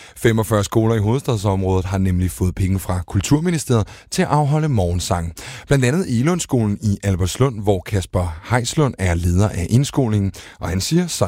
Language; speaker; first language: Danish; native; Danish